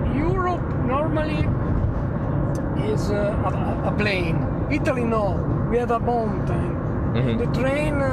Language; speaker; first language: English; non-native, learner; Italian